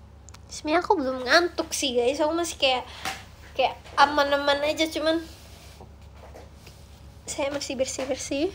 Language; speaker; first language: Indonesian; native; Indonesian